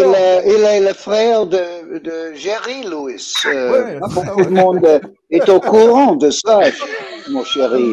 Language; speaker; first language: French; non-native, learner; English